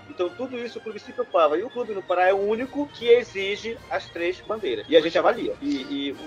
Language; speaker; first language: Portuguese; native; Portuguese